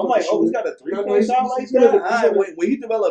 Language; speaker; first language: English; native; English